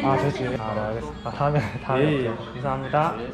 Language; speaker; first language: Korean; non-native, fluent; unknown